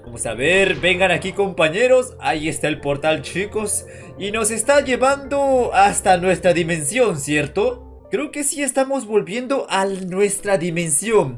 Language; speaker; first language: Spanish; native; Spanish